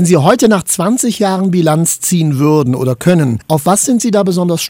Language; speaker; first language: German; native; German